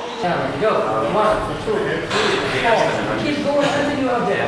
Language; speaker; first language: English; non-native, fluent; French